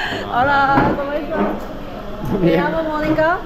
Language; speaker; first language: Spanish; non-native, learner; Korean